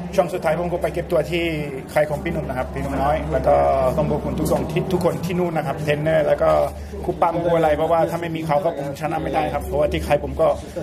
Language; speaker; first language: Thai; non-native, fluent; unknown